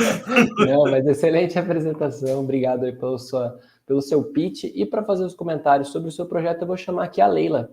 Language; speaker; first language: Portuguese; native; Portuguese